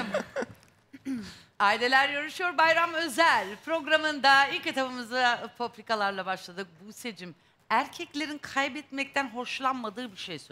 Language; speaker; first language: Turkish; native; Turkish